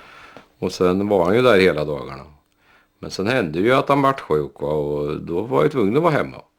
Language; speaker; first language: Swedish; native; Swedish